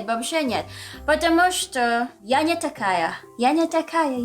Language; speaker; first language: Russian; non-native, learner; Filipino